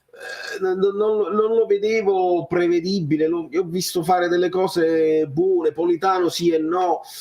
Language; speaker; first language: Italian; native; Italian